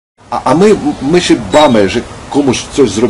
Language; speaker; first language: Polish; non-native, learner; Ukrainian